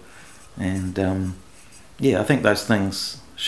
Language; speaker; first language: English; non-native, local second language; Greek